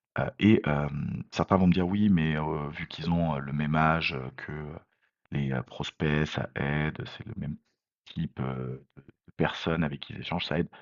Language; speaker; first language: French; native; French